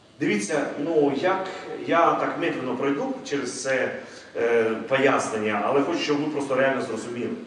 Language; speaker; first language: Ukrainian; non-native, local second language; Russian